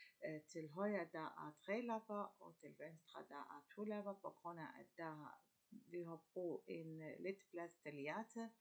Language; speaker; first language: Danish; non-native, learner; Arabic